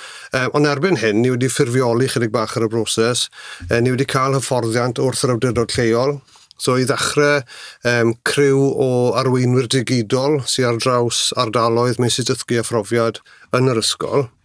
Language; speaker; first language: Welsh; native; Welsh